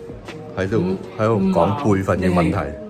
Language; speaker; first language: Chinese; native; Chinese